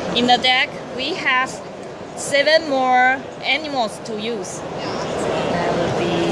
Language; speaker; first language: English; non-native, learner; Chinese